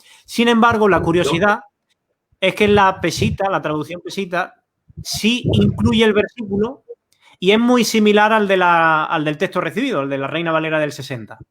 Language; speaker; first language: Spanish; native; Spanish